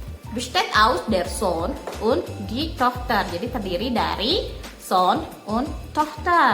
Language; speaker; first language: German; non-native, learner; Indonesian